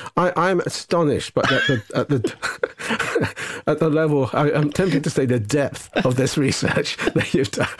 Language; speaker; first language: English; non-native, local second language; Japanese